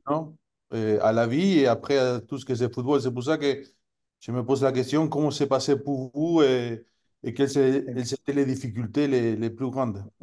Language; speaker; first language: French; non-native, fluent; Spanish